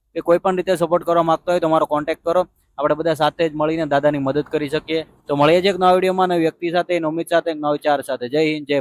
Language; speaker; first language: Gujarati; native; Gujarati